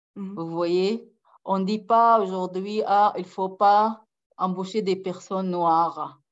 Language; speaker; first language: French; non-native, fluent; Arabic